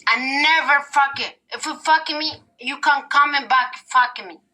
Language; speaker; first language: English; non-native, learner; Amharic